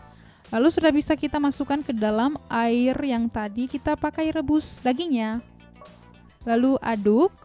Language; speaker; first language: Indonesian; native; Indonesian